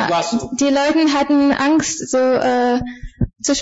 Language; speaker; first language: German; non-native, fluent; Bulgarian